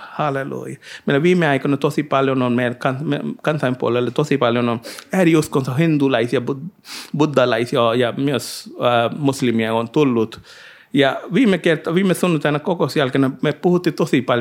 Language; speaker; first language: Finnish; non-native, learner; Hindi